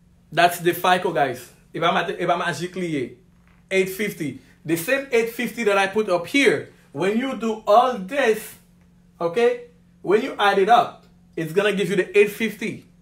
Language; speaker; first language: English; non-native, fluent; Haitian Creole